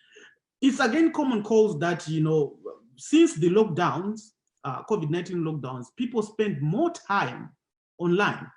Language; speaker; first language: English; non-native, local second language; Shona